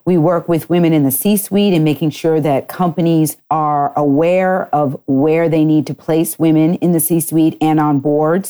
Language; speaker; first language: English; native; English